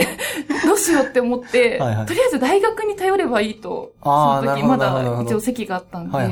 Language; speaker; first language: Japanese; native; Japanese